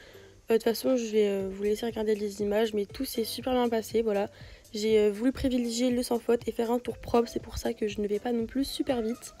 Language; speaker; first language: French; native; French